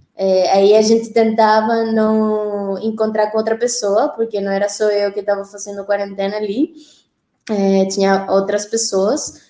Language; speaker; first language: Portuguese; non-native, fluent; Spanish